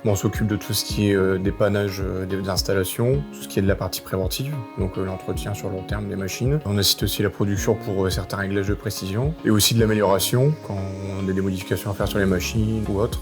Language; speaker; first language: French; native; French